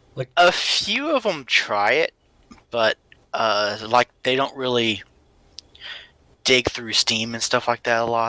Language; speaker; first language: English; native; English